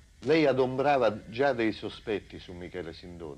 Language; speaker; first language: Italian; native; Italian